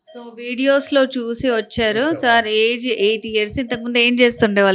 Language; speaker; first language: Telugu; native; Telugu